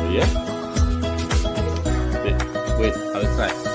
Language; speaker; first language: English; non-native, learner; Indonesian